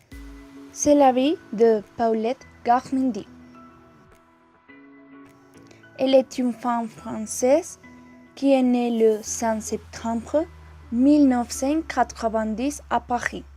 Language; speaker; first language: French; non-native, learner; Spanish